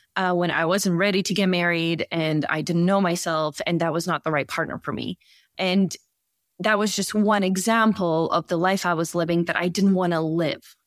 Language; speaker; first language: English; early bilingual, other home language; Bosnian